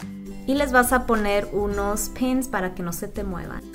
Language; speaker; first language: Spanish; native; Spanish